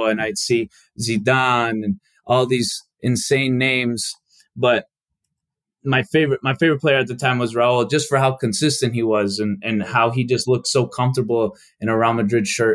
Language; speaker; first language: English; early bilingual, other home language; Albanian